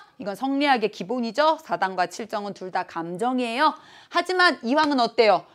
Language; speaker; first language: Korean; native; Korean